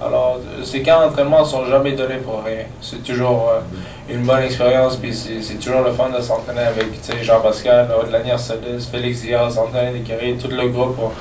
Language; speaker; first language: French; native; French